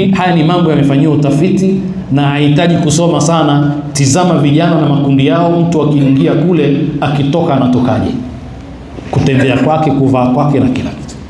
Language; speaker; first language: Swahili; native; Swahili